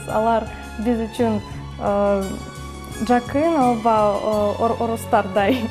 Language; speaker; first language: Kyrgyz; non-native, learner; Russian